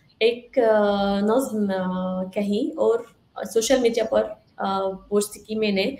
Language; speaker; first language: Hindi; non-native, fluent; Arabic